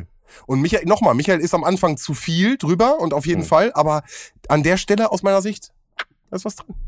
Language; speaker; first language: German; native; German